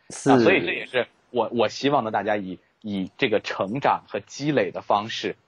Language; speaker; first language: Chinese; native; Chinese